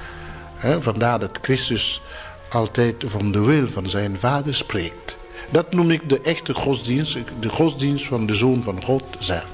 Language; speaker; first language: Dutch; non-native, fluent; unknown